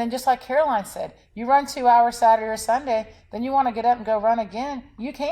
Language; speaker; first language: English; native; English